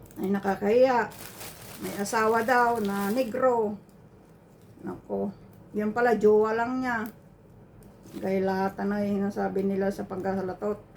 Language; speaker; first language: Filipino; non-native, local second language; Iloko